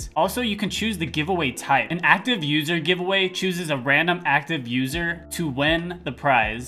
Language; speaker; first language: English; native; English